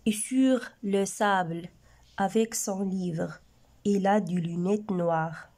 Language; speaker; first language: French; non-native, local second language; Arabic